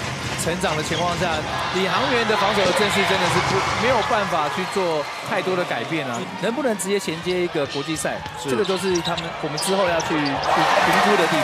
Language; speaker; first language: Chinese; native; Chinese